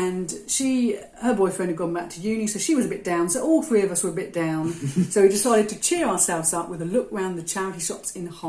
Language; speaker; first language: English; native; English